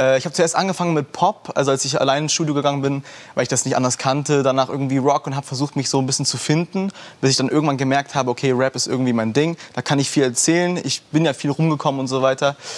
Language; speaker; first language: German; early bilingual, heritage; German